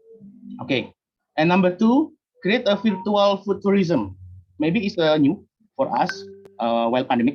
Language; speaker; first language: English; non-native, learner; Indonesian